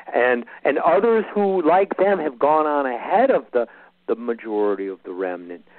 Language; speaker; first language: English; native; English